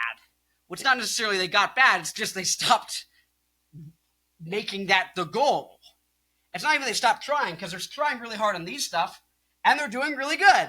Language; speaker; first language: English; native; English